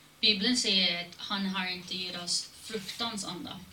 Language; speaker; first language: Swedish; non-native, fluent; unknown